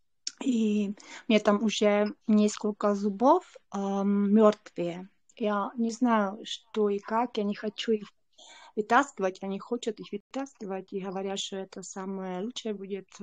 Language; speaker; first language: Russian; non-native, fluent; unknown